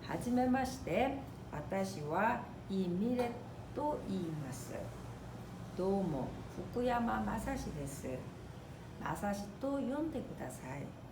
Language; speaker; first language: Japanese; non-native, fluent; Korean